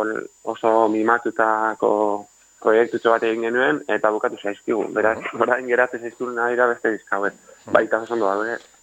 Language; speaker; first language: Basque; native; Basque